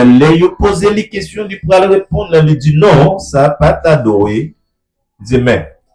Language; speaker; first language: French; non-native, learner; Haitian Creole